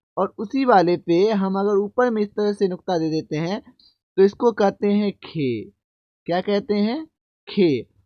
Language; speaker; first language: Hindi; native; Hindi